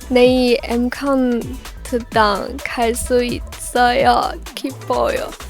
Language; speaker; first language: Korean; non-native, learner; Chinese